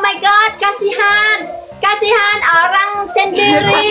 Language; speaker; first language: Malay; non-native, learner; Vietnamese